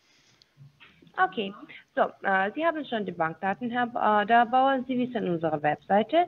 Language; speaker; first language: German; non-native, learner; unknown